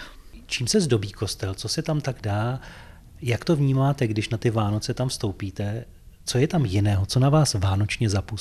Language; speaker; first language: Czech; native; Czech